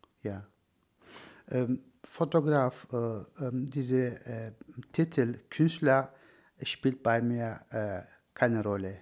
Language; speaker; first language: German; non-native, learner; Turkish